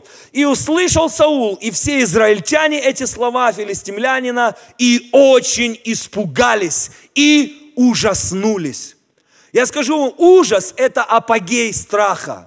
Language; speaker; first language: Russian; native; Russian